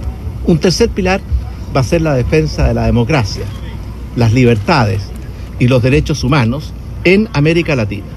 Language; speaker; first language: Spanish; native; Spanish